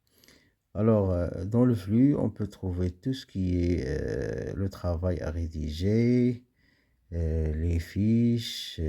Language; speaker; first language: French; non-native, local second language; Arabic